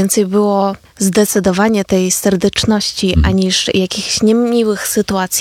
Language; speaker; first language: Polish; non-native, fluent; Ukrainian